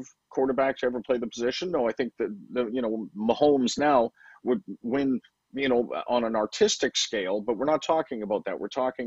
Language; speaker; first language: English; native; English